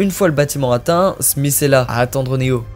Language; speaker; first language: French; native; French